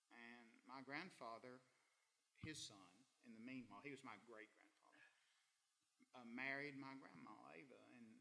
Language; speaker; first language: English; native; English